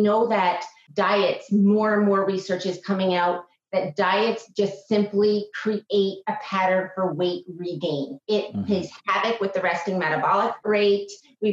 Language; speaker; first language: English; native; English